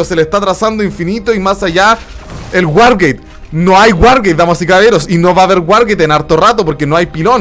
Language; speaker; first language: Spanish; native; Spanish